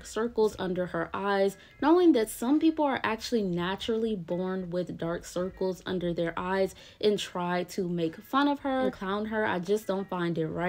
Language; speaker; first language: English; native; English